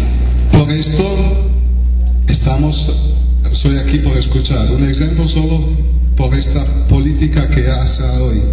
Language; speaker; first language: Spanish; non-native, learner; Italian